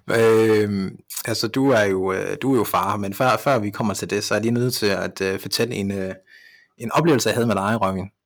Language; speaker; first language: Danish; early bilingual, other home language; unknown